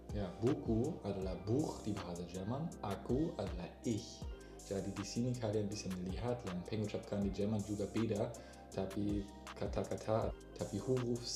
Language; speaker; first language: Indonesian; non-native, learner; German